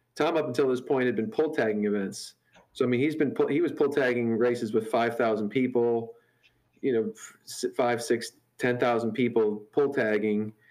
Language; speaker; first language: English; native; English